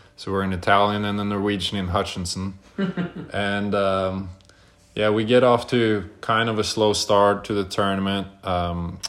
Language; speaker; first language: English; non-native, fluent; Norwegian